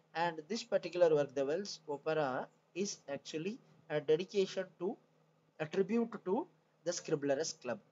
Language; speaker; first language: English; non-native, local second language; Tamil